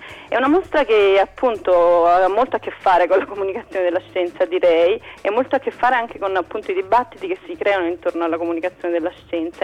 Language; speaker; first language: Italian; native; Italian